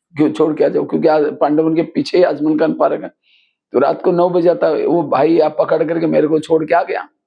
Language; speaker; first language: Hindi; non-native, local second language; Marathi